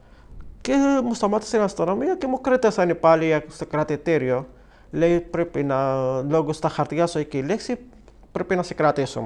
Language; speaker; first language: Greek; non-native, fluent; Arabic